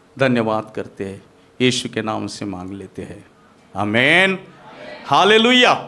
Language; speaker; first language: Hindi; non-native, local second language; Marathi